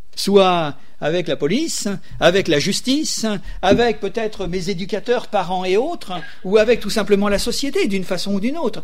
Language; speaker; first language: French; native; French